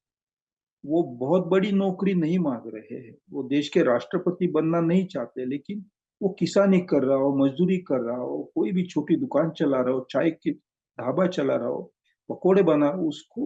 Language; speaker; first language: Hindi; non-native, local second language; Marathi